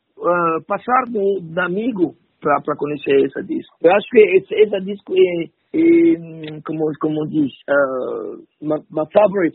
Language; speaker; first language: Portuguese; non-native, learner; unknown